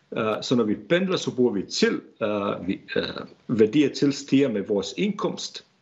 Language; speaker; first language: Danish; non-native, fluent; Bosnian